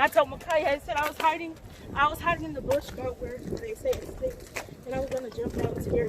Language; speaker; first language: English; native; English